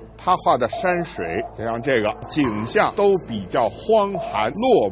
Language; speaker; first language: Chinese; native; Chinese